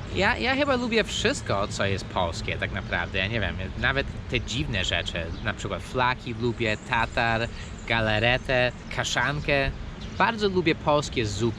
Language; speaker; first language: Polish; early bilingual, heritage; Polish